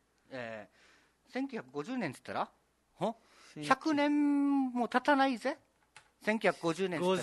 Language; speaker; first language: Japanese; native; Japanese